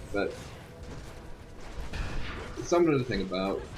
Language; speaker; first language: English; native; English